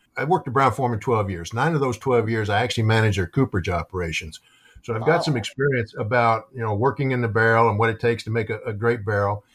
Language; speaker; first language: English; native; English